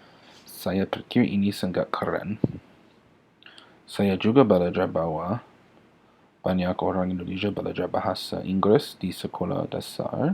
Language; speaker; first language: Indonesian; non-native, learner; English